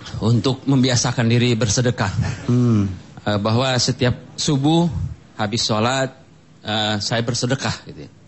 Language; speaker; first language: Indonesian; native; Indonesian